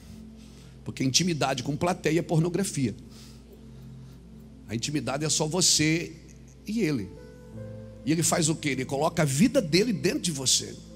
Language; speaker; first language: Portuguese; native; Portuguese